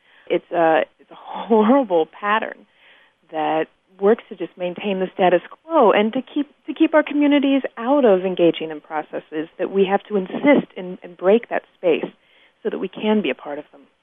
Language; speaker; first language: English; native; English